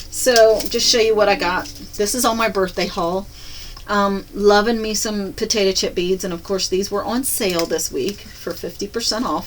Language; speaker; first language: English; native; English